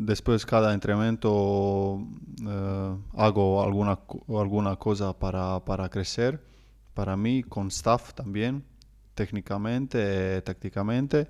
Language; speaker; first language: Spanish; non-native, learner; Croatian